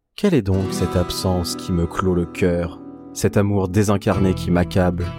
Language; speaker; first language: French; non-native, fluent; Portuguese